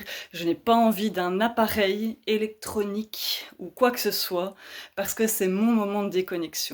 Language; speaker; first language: French; native; French